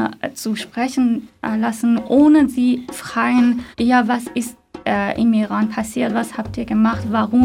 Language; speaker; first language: German; non-native, fluent; Persian